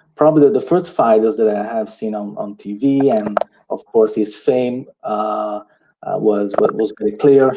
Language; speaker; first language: English; non-native, fluent; Italian